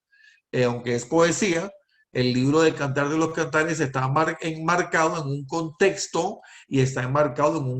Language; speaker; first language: Spanish; native; Spanish